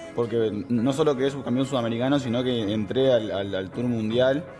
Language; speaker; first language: Spanish; native; Spanish